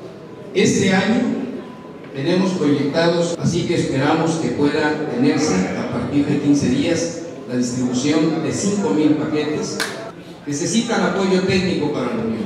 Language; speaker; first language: Spanish; native; Spanish